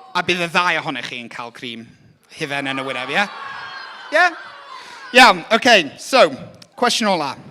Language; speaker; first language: Welsh; non-native, local second language; English